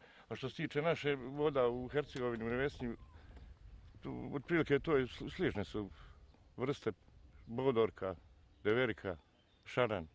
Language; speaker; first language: Bosnian; native; Bosnian